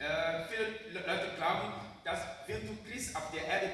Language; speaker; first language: German; non-native, learner; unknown